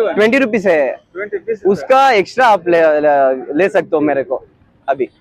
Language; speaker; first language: Hindi; non-native, local second language; Kannada